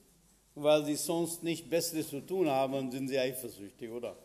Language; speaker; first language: German; non-native, fluent; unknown